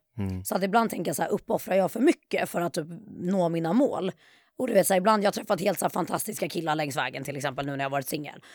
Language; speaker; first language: Swedish; native; Swedish